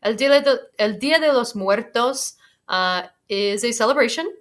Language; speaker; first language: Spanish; non-native, fluent; English